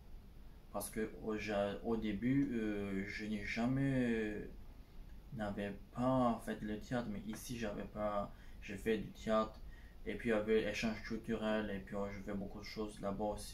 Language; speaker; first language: French; non-native, learner; Turkish